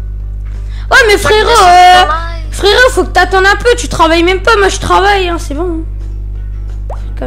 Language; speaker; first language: French; native; French